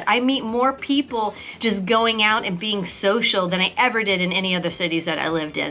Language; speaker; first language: English; native; English